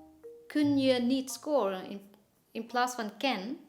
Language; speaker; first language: Dutch; non-native, learner; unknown